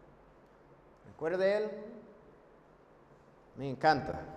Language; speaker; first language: Spanish; non-native, fluent; English